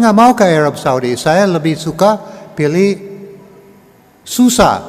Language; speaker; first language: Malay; non-native, learner; English